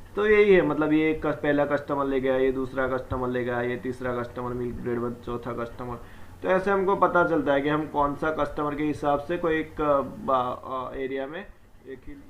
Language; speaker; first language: Hindi; non-native, local second language; Gujarati